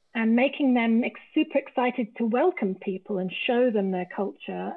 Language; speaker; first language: English; native; English